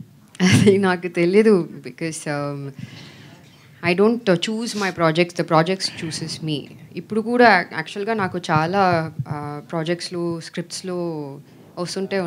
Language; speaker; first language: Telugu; non-native, fluent; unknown